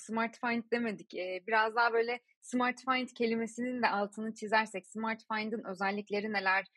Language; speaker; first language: Turkish; native; Turkish